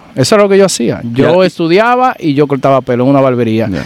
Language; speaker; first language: Spanish; native; Spanish